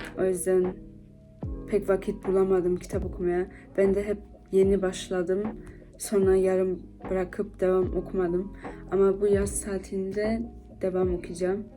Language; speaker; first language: Turkish; early bilingual, heritage; Turkish